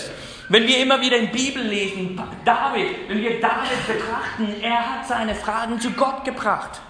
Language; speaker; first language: German; non-native, fluent; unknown